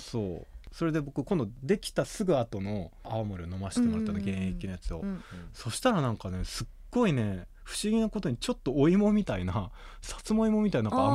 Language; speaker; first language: Japanese; native; Japanese